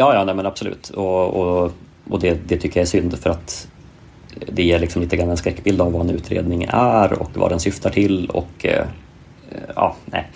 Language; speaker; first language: Swedish; native; Swedish